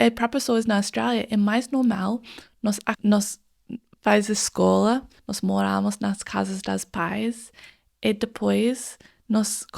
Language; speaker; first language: Portuguese; non-native, fluent; English